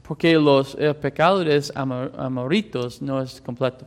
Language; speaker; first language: Spanish; non-native, fluent; English